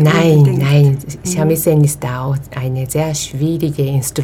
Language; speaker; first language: German; non-native, fluent; Japanese